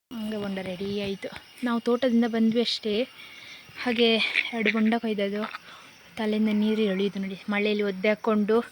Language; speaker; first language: Kannada; native; Kannada